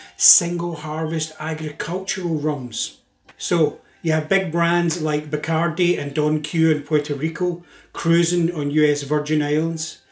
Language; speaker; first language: English; native; English